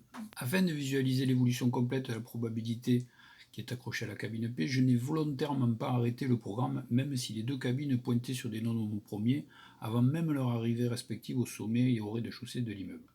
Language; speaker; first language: French; native; French